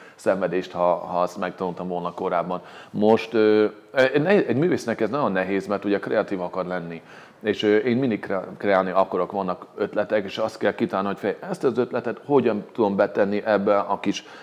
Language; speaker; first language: Hungarian; early bilingual, heritage; English